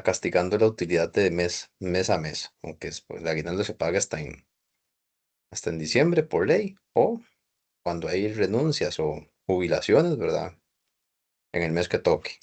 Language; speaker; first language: Spanish; native; Spanish